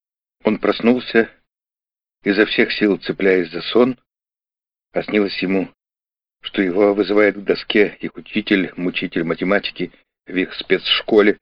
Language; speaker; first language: Russian; native; Russian